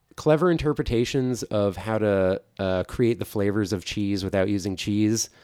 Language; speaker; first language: English; native; English